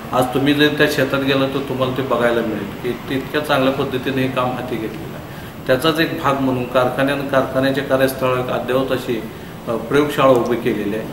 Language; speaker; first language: Marathi; native; Marathi